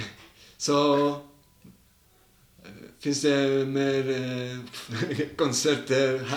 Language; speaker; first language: Swedish; non-native, learner; Basque